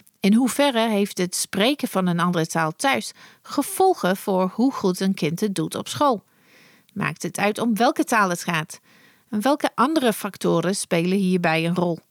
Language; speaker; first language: Dutch; non-native, fluent; English